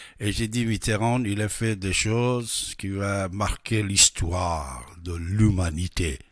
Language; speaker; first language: French; non-native, fluent; Persian